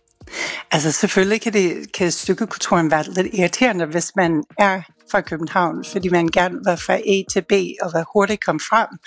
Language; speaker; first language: Danish; non-native, fluent; English